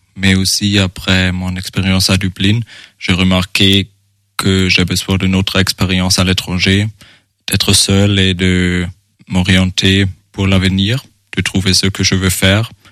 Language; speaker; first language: French; non-native, fluent; German